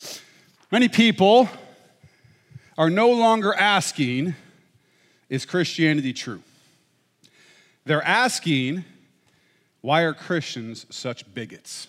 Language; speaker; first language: English; native; English